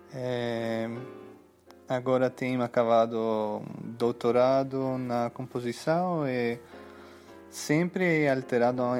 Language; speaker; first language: Portuguese; non-native, learner; Greek